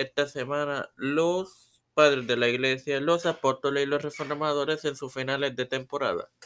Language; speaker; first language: Spanish; native; Spanish